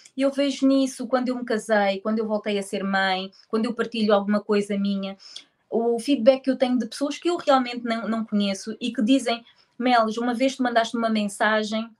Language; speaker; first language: Portuguese; native; Portuguese